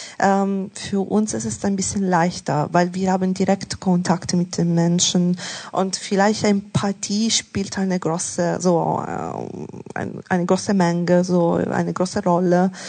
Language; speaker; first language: German; non-native, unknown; Italian